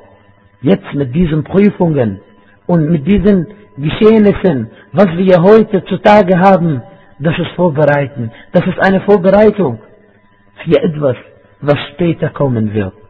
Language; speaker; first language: German; non-native, fluent; Arabic